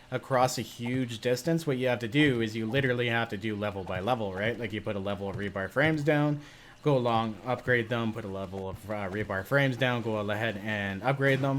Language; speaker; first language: English; native; English